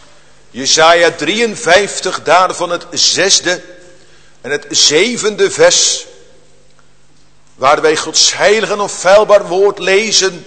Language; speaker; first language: Dutch; native; Dutch